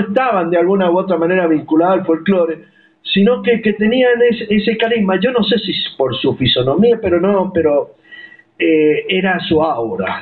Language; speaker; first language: Spanish; native; Spanish